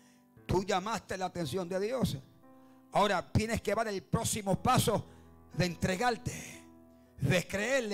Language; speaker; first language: Spanish; native; Spanish